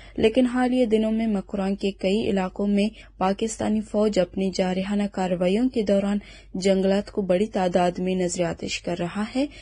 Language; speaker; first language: Urdu; non-native, local second language; Baluchi